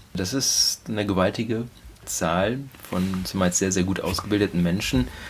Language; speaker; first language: German; native; German